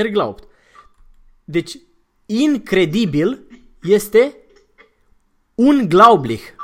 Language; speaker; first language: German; non-native, fluent; Romanian